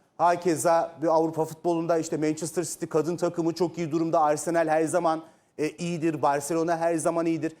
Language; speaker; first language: Turkish; native; Turkish